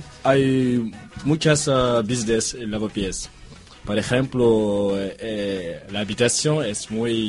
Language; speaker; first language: Spanish; non-native, learner; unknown